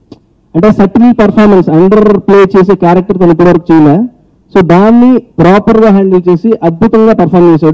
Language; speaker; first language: Telugu; native; Telugu